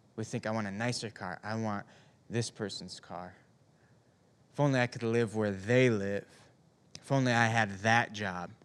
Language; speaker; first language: English; native; English